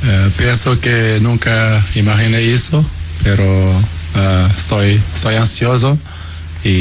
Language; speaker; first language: Spanish; non-native, learner; Portuguese